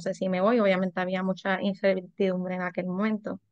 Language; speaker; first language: Spanish; native; Spanish